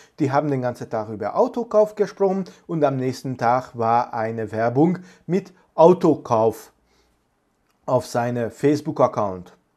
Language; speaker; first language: German; non-native, fluent; Hungarian